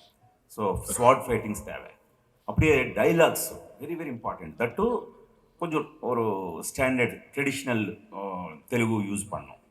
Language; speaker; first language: Tamil; non-native, local second language; Telugu